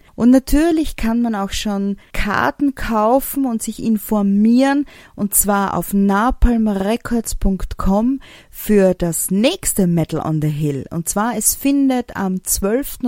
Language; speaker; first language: German; native; German